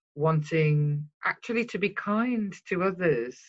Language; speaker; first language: English; native; English